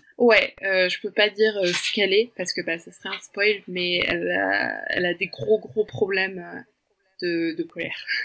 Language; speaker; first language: French; early bilingual, other home language; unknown